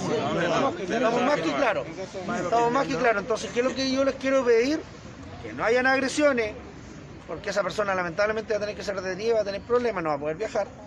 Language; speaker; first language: Spanish; native; Spanish